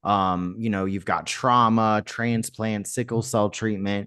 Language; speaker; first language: English; native; English